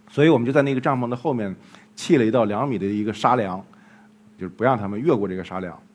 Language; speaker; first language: Chinese; native; Chinese